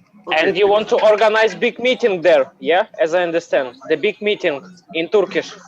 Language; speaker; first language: English; non-native, fluent; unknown